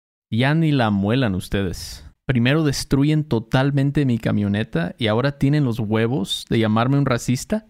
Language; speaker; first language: Spanish; native; Spanish